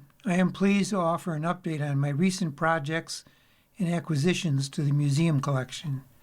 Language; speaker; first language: English; native; English